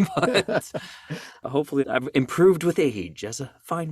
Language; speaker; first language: English; native; English